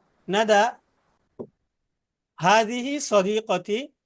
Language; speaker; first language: Arabic; non-native, fluent; Bangla